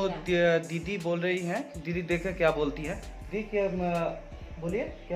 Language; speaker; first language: Hindi; native; Hindi